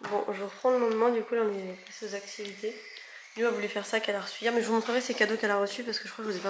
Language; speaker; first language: French; native; French